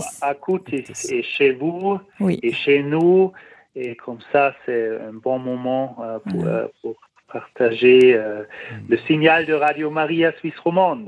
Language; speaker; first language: French; non-native, learner; German